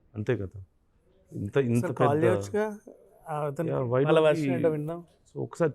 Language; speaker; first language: Telugu; native; Telugu